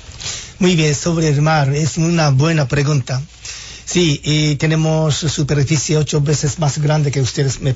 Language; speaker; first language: Spanish; non-native, fluent; Japanese